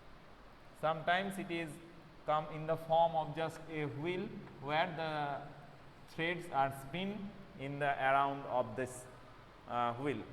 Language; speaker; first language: English; non-native, local second language; Bangla